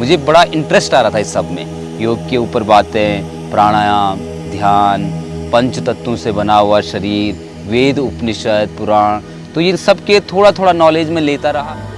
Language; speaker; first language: Hindi; native; Hindi